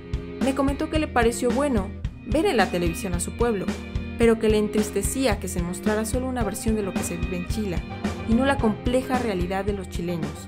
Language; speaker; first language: Spanish; native; Spanish